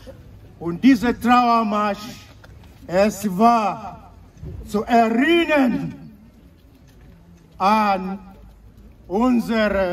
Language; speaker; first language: German; non-native, learner; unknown